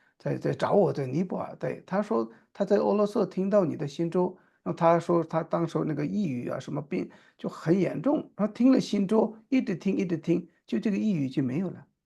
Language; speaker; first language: Chinese; non-native, local second language; Tibetan